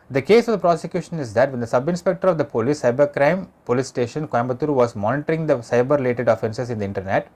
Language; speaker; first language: English; non-native, local second language; Tamil